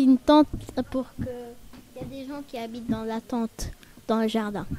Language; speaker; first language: French; early bilingual, other home language; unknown